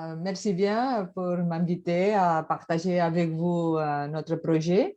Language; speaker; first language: French; non-native, learner; Catalan